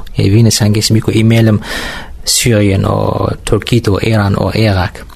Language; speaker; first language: Danish; non-native, learner; Kurdish